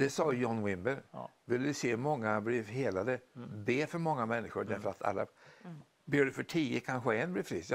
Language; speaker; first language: Swedish; native; Swedish